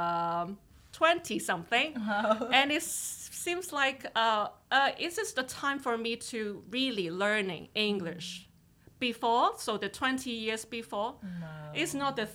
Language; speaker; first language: English; non-native, local second language; Cantonese